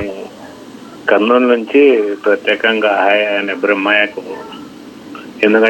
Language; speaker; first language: Telugu; native; Telugu